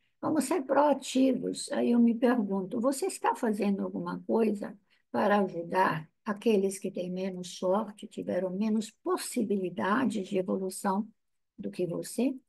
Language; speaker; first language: Portuguese; non-native, fluent; Italian